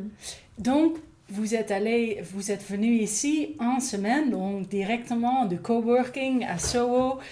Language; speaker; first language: French; non-native, learner; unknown